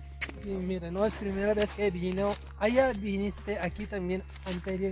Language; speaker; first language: Spanish; non-native, learner; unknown